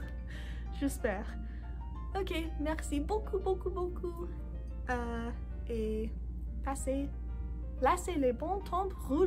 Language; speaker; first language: French; non-native, learner; English